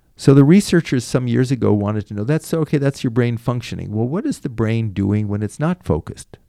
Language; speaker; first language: English; native; English